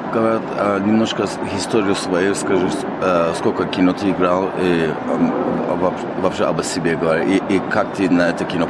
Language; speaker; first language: Russian; non-native, learner; Persian